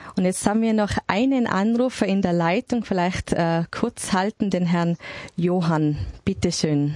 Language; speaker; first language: German; native; German